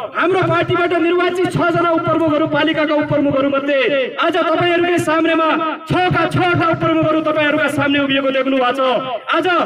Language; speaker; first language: Nepali; native; Nepali